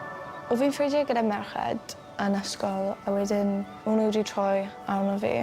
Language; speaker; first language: Welsh; non-native, local second language; English